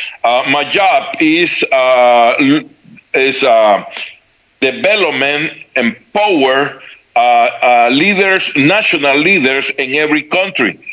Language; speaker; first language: English; non-native, learner; Spanish